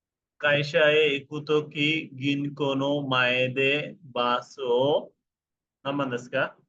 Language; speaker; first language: Japanese; non-native, fluent; Bangla